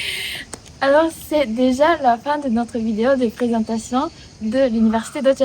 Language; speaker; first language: French; non-native, learner; Japanese